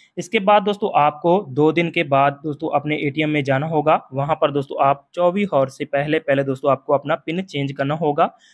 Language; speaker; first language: Hindi; non-native, local second language; Punjabi